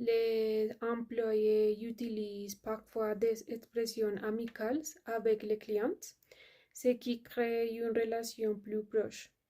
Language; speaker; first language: French; non-native, learner; Spanish